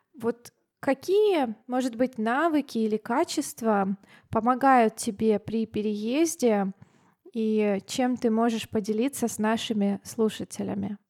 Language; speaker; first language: Russian; native; Russian